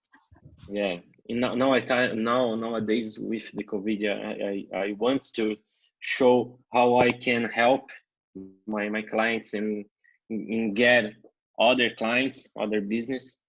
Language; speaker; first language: English; non-native, learner; Portuguese